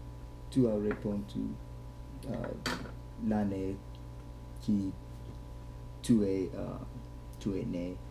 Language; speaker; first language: French; non-native, learner; English